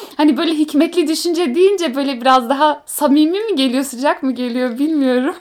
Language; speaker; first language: Turkish; early bilingual, heritage; Turkish